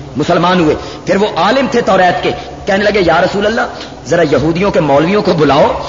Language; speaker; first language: Urdu; native; Urdu